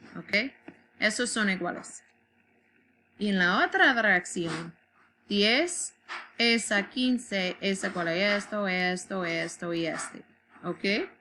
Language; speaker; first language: Spanish; non-native, learner; English